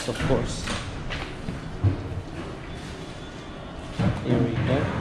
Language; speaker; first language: English; non-native, fluent; French